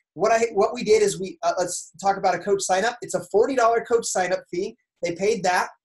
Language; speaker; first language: English; native; English